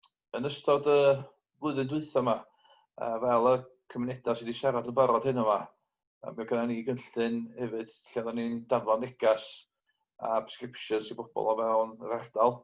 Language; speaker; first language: Welsh; native; Welsh